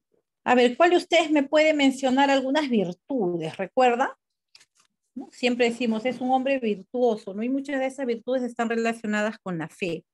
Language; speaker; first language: Spanish; native; Spanish